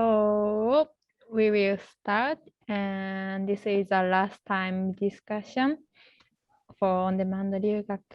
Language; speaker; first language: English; non-native, learner; Japanese